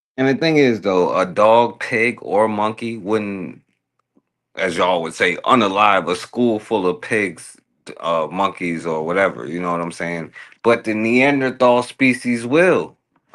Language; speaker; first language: English; native; English